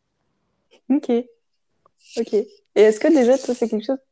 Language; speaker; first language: French; native; French